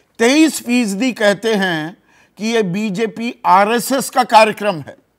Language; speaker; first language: Hindi; native; Hindi